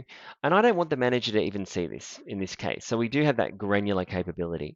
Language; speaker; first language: English; native; English